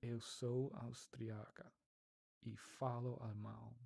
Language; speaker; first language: Portuguese; non-native, learner; Spanish